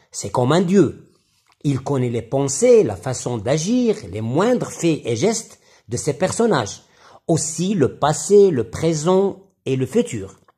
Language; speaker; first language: French; non-native, local second language; Arabic